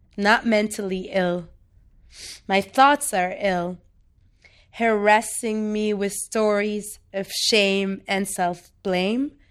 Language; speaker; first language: English; non-native, fluent; Arabic